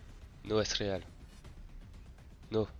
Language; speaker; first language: Spanish; non-native, learner; French